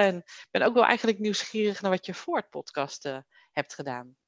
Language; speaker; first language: Dutch; native; Dutch